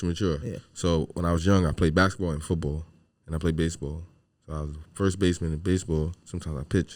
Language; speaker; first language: English; native; English